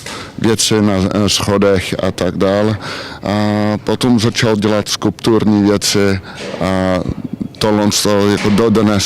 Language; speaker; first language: Czech; non-native, learner; Dutch